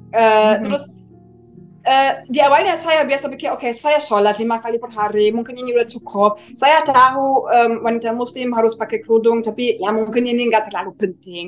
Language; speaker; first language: Indonesian; non-native, fluent; German